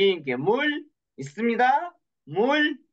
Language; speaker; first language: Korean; non-native, fluent; Kyrgyz